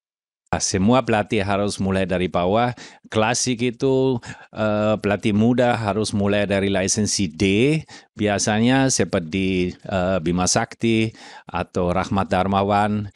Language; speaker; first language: Indonesian; non-native, fluent; German